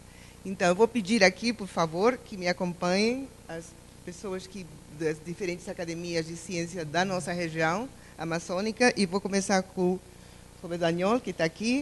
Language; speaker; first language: Portuguese; non-native, fluent; Spanish